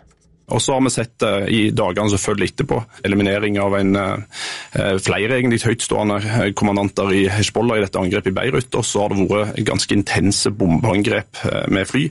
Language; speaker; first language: Norwegian; native; Norwegian